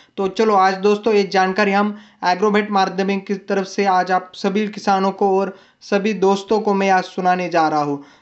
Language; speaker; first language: Hindi; non-native, local second language; Marathi